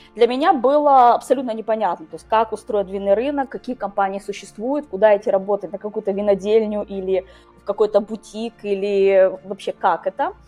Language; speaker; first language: Russian; native; Russian